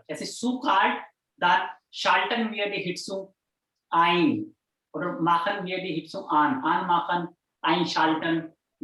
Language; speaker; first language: German; non-native, fluent; Hindi